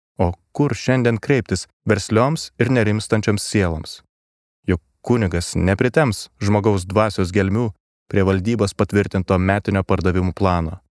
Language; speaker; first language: Lithuanian; native; Lithuanian